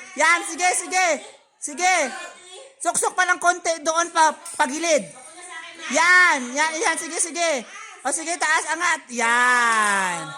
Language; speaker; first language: Filipino; non-native, local second language; Cebuano